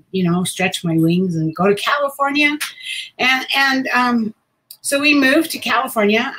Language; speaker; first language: English; native; English